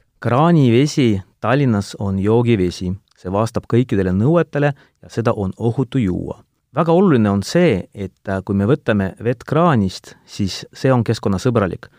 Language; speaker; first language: Estonian; non-native, local second language; Russian